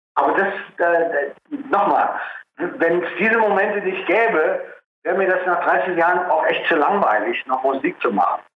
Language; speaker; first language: German; native; German